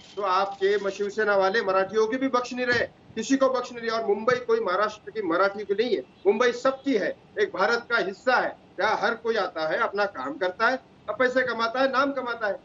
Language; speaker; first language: Hindi; non-native, local second language; Marathi